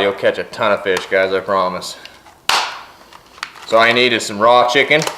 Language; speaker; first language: English; native; English